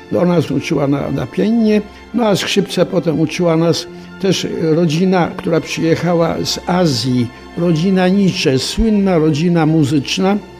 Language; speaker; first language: Polish; native; Polish